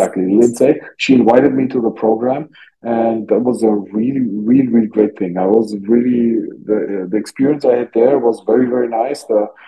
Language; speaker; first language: English; non-native, fluent; German